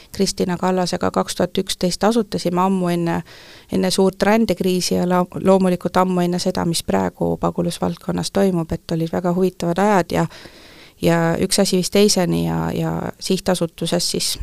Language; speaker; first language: Estonian; early bilingual, heritage; Estonian